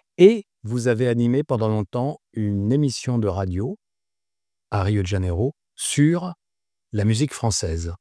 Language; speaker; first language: French; native; French